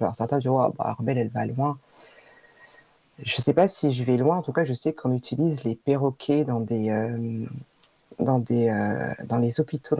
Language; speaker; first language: French; native; French